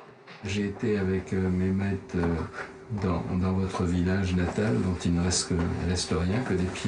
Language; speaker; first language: French; native; French